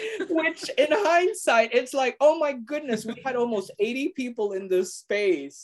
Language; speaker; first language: English; early bilingual, other home language; Spanish